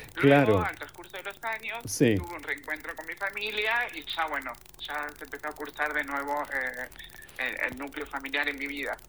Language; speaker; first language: Spanish; native; Spanish